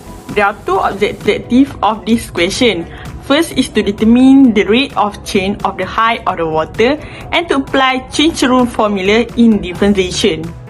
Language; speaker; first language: English; non-native, local second language; Malay